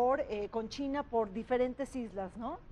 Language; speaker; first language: Spanish; native; Spanish